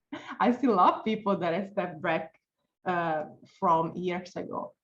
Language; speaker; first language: English; non-native, fluent; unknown